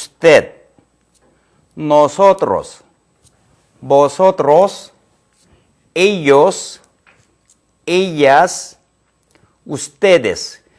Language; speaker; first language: Spanish; non-native, fluent; Korean